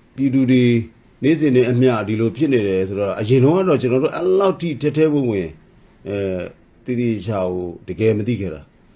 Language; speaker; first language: Burmese; non-native, local second language; S'gaw Karen